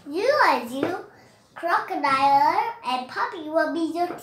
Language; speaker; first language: English; non-native, learner; Vietnamese